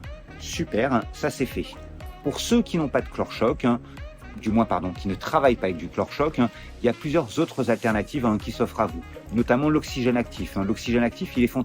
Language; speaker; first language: French; native; French